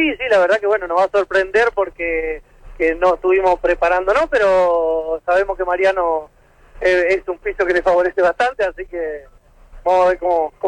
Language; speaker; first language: Spanish; native; Spanish